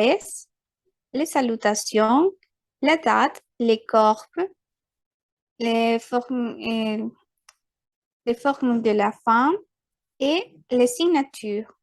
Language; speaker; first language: French; non-native, fluent; Spanish